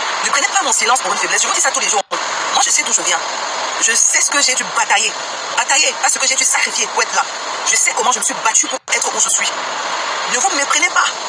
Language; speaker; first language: French; non-native, local second language; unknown